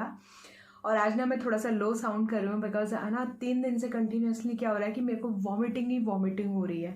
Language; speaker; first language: Hindi; native; Hindi